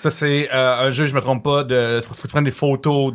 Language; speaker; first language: French; native; French